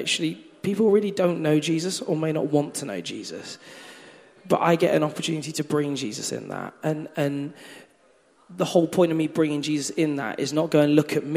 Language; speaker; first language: English; native; English